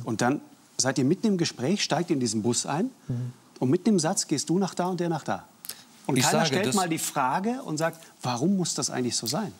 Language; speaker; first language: German; native; German